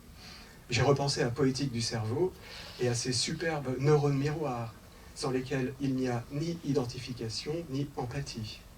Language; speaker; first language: French; native; French